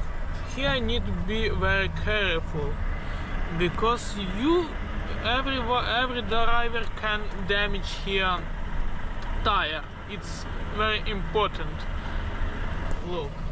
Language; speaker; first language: English; non-native, learner; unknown